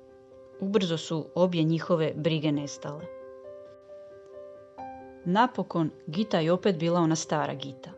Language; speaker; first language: Croatian; native; Croatian